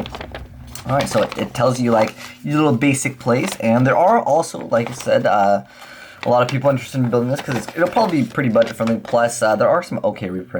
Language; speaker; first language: English; native; English